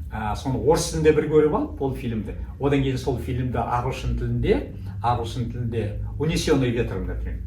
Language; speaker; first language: Kazakh; native; Kazakh